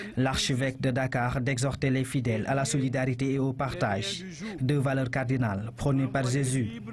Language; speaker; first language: French; non-native, local second language; Wolof